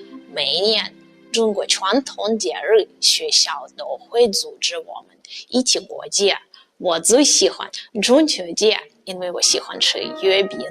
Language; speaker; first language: Chinese; non-native, learner; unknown